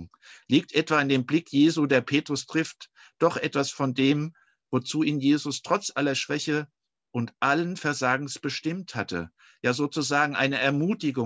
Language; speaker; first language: German; native; German